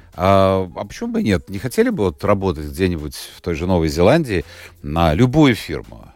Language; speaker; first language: Russian; native; Russian